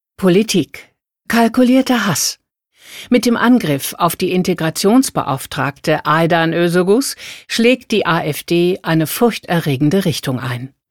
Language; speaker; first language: German; native; German